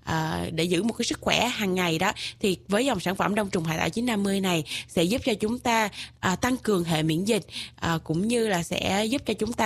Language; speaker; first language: Vietnamese; native; Vietnamese